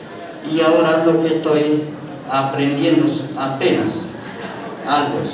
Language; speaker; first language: Spanish; non-native, local second language; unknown